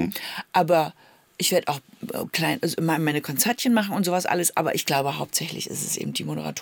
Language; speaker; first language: German; native; German